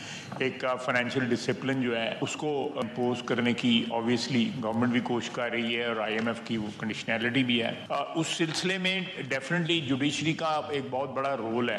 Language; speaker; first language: Urdu; native; Urdu